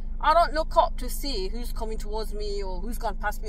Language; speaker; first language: English; early bilingual, other home language; Punjabi